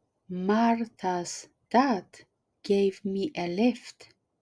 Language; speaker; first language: English; non-native, fluent; Polish